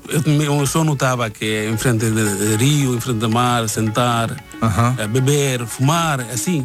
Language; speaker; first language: Portuguese; non-native, learner; Bangla